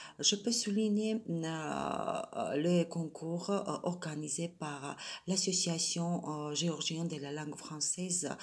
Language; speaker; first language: French; non-native, fluent; Georgian